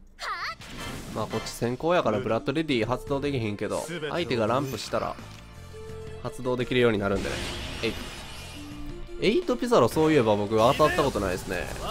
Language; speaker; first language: Japanese; native; Japanese